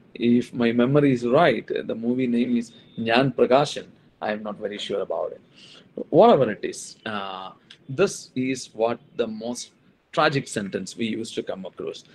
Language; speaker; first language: English; non-native, local second language; Malayalam